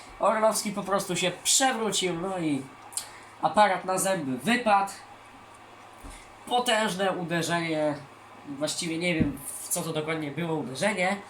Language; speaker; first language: Polish; native; Polish